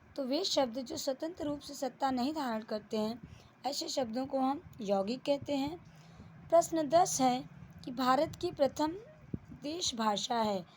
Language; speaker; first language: Hindi; native; Hindi